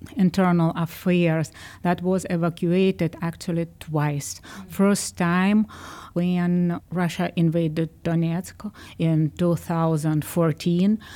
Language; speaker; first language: English; non-native, fluent; Ukrainian